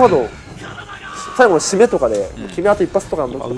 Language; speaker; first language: Japanese; native; Japanese